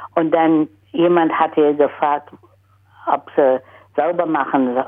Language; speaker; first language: German; early bilingual, heritage; German